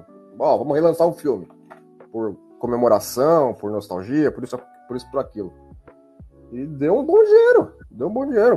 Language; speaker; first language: Portuguese; native; Portuguese